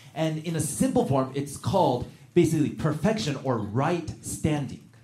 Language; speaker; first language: English; native; English